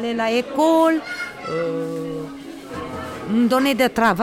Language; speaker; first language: French; non-native, learner; Romanian